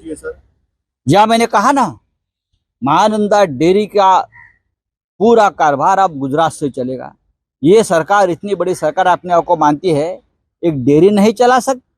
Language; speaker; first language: Hindi; non-native, local second language; Marathi